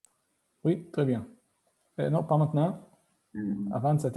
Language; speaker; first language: French; non-native, fluent; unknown